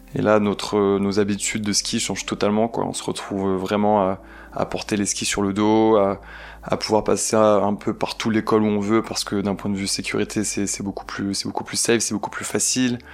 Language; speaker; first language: French; native; French